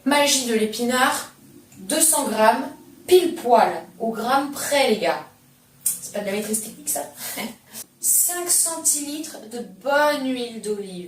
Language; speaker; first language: French; native; French